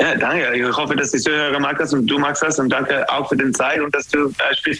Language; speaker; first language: German; non-native, learner; English